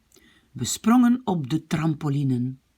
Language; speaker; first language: Dutch; non-native, fluent; French